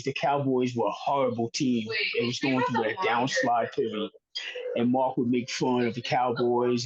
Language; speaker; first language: English; native; English